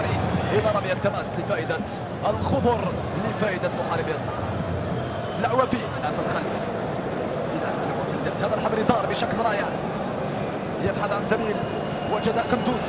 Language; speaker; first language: Arabic; native; Arabic